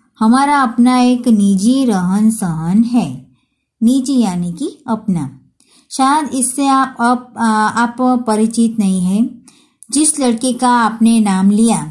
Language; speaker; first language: Hindi; non-native, local second language; Gujarati